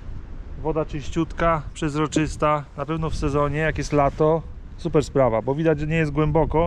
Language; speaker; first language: Polish; native; Polish